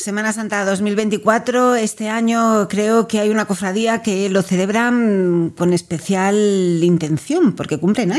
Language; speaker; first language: Spanish; native; Spanish